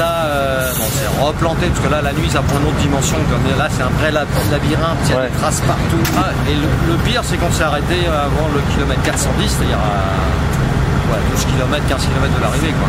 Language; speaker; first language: French; native; French